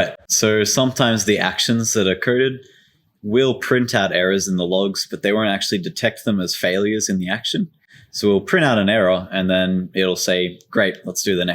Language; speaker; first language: English; native; English